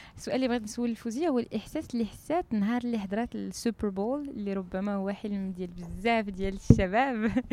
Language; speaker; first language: Arabic; native; Arabic